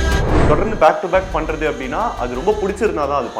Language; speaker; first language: Tamil; native; Tamil